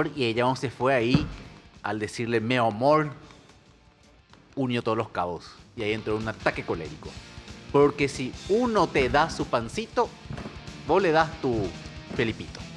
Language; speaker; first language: Spanish; native; Spanish